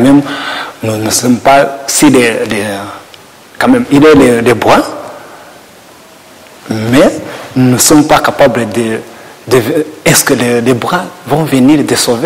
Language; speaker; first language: French; non-native, learner; Kinyarwanda